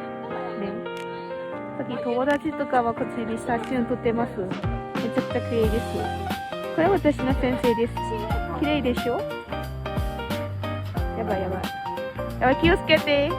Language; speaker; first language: Japanese; non-native, learner; Burmese